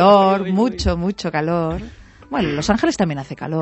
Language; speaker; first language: Spanish; native; Spanish